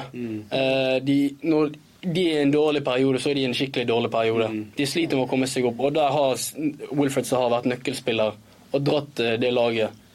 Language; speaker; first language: Norwegian; early bilingual, other home language; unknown